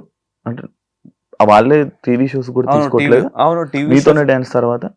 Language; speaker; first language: Telugu; native; Telugu